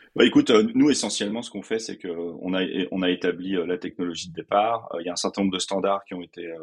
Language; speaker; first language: French; native; French